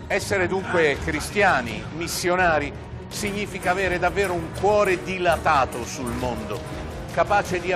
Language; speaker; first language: Italian; native; Italian